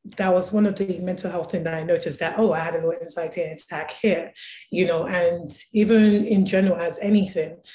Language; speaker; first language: English; native; English